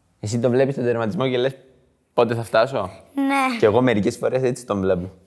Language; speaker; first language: Greek; native; Greek